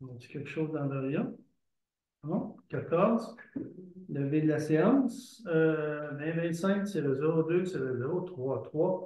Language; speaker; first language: French; native; French